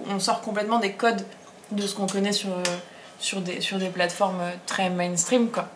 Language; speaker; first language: French; native; French